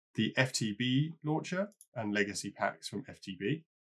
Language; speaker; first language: English; native; English